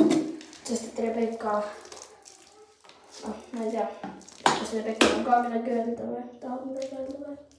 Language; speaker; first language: Estonian; early bilingual, heritage; Estonian